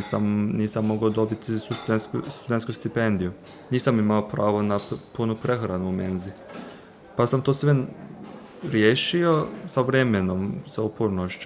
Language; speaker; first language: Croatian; non-native, fluent; Turkish